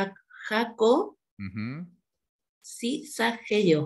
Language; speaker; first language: Korean; non-native, learner; Spanish